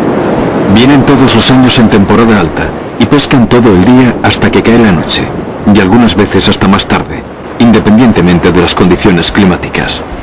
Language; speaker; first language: Spanish; native; Spanish